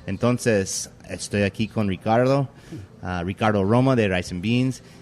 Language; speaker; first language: Spanish; non-native, learner; English